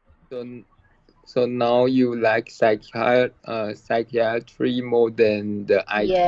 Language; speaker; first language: English; non-native, learner; Chinese